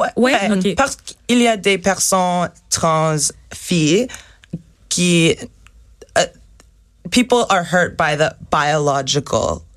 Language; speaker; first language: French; non-native, learner; English